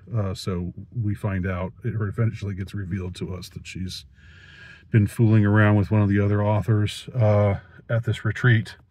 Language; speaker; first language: English; native; English